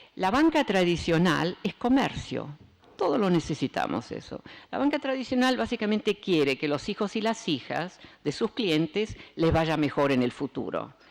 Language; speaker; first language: Spanish; early bilingual, other home language; Dutch